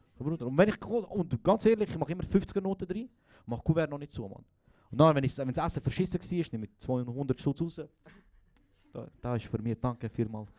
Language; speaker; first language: German; early bilingual, other home language; Croatian